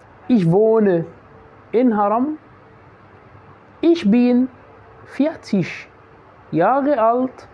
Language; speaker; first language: German; non-native, fluent; Arabic